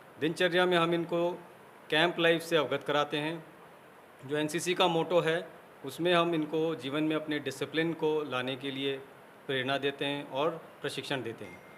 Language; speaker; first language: Hindi; native; Hindi